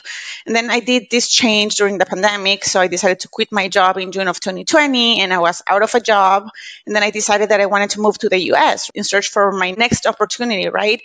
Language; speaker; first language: English; non-native, fluent; Spanish